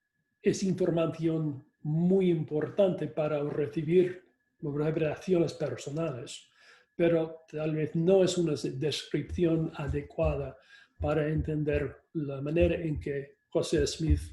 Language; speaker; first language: Spanish; non-native, fluent; English